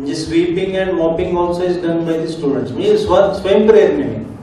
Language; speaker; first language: Hindi; non-native, local second language; Marathi